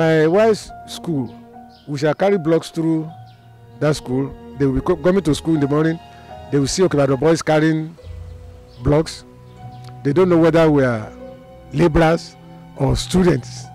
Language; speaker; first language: English; non-native, local second language; Yoruba